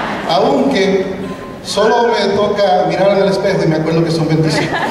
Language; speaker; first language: Spanish; early bilingual, heritage; Spanish